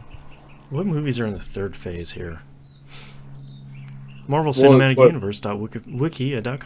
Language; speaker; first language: English; native; English